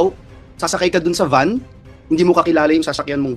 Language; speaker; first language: Filipino; native; Filipino